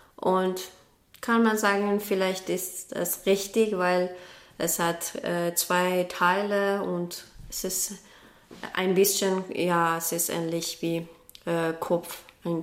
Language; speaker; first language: German; non-native, learner; Persian